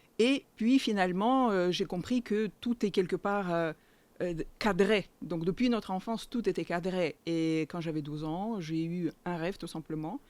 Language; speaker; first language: French; non-native, fluent; Russian